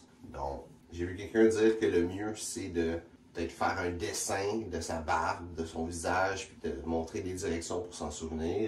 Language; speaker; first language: French; native; French